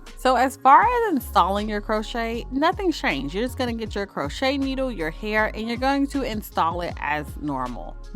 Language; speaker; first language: English; native; English